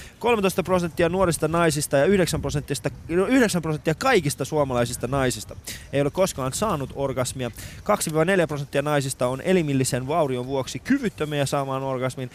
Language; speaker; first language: Finnish; non-native, fluent; Persian